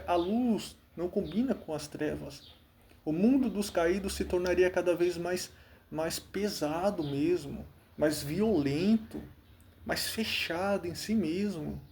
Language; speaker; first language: Portuguese; native; Portuguese